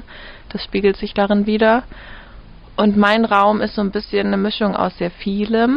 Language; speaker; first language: German; native; German